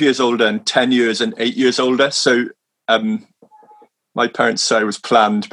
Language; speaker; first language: English; native; English